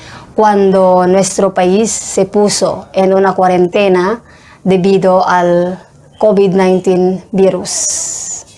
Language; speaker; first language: Spanish; non-native, fluent; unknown